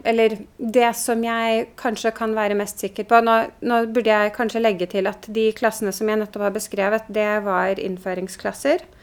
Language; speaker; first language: Norwegian; native; Norwegian